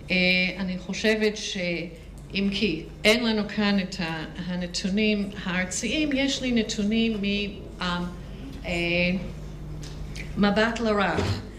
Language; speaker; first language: Hebrew; non-native, fluent; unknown